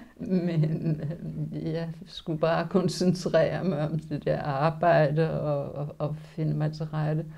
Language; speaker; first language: Danish; early bilingual, other home language; Polish